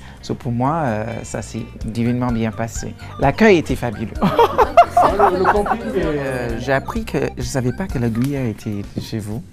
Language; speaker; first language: French; non-native, fluent; English